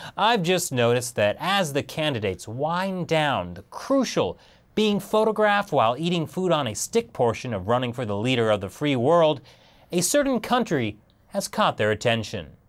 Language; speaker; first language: English; native; English